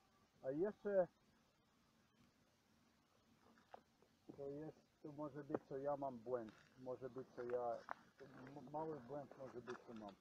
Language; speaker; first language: Polish; non-native, learner; Croatian